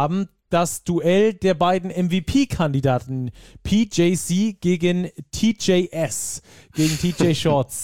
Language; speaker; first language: German; native; German